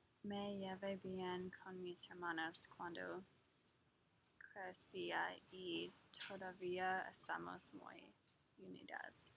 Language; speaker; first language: Spanish; non-native, learner; English